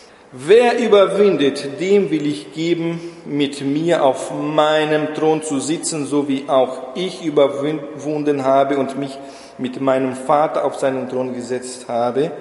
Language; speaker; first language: German; non-native, fluent; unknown